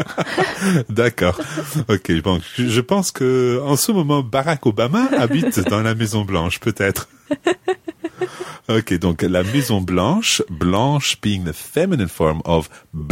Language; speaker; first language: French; non-native, fluent; English